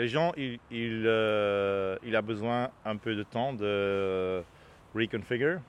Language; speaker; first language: French; non-native, learner; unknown